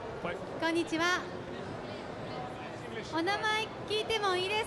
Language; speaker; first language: Japanese; native; Japanese